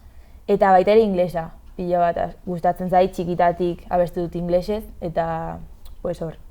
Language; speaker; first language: Basque; non-native, local second language; Spanish